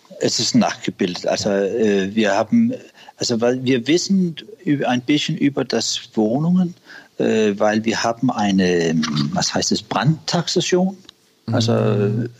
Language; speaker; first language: German; non-native, learner; Danish